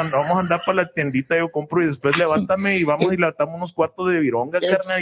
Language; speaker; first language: Spanish; early bilingual, heritage; Spanish